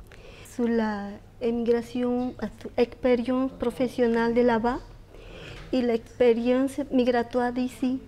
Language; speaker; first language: French; non-native, learner; Spanish